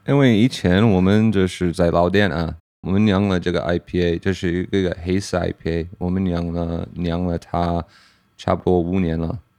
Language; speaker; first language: Chinese; non-native, fluent; English